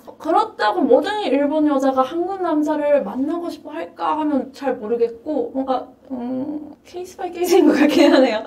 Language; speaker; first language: Korean; non-native, fluent; Japanese